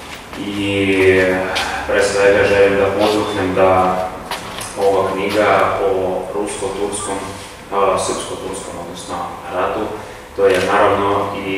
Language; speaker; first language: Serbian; non-native, fluent; Russian